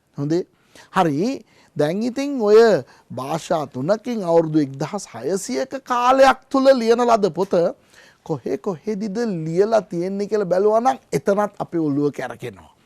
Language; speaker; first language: Sinhala; non-native, local second language; Tamil